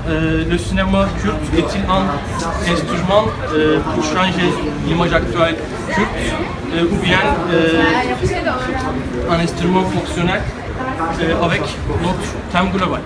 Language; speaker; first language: French; non-native, learner; Turkish